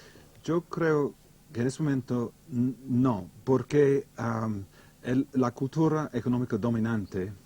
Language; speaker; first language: Spanish; non-native, fluent; English